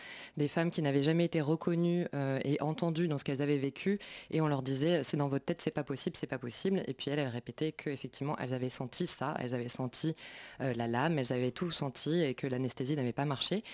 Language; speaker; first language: French; native; French